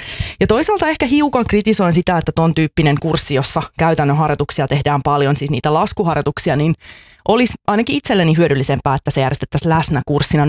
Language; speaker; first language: Finnish; native; Finnish